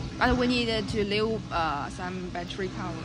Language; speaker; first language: English; non-native, learner; Chinese